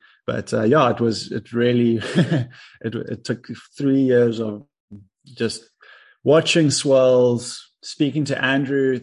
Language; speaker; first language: English; native; English